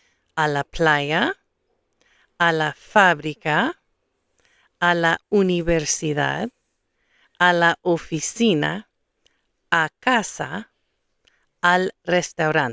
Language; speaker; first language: Spanish; non-native, fluent; English